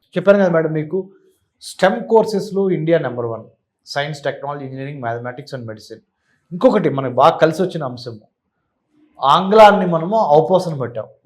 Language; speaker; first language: Telugu; native; Telugu